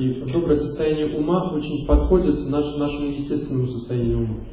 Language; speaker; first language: Russian; native; Russian